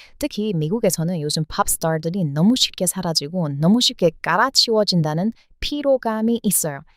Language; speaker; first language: Korean; non-native, fluent; English